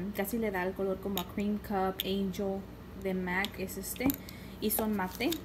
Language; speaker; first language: Spanish; early bilingual, heritage; Spanish